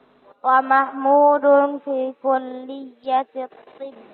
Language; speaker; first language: Arabic; non-native, learner; Indonesian